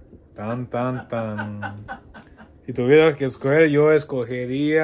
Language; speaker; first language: Spanish; early bilingual, heritage; Spanish